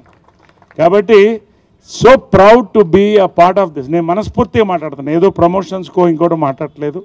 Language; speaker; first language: Telugu; native; Telugu